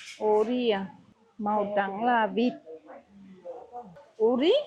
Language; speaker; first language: Korean; non-native, learner; Vietnamese